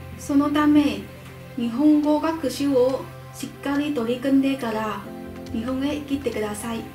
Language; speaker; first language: Japanese; non-native, fluent; Vietnamese